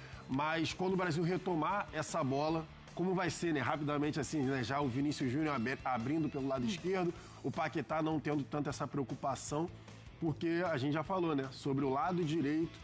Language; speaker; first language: Portuguese; native; Portuguese